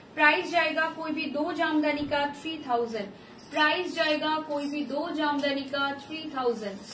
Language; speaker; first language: Hindi; non-native, local second language; Bangla